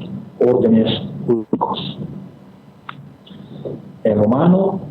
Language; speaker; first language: Spanish; non-native, fluent; Italian